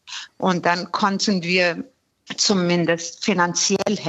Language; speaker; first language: German; non-native, fluent; Persian